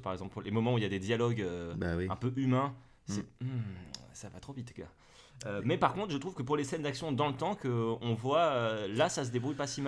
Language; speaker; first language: French; native; French